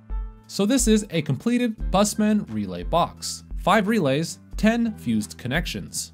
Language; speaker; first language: English; native; English